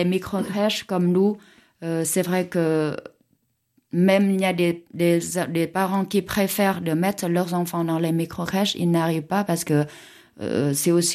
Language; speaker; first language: French; non-native, fluent; Vietnamese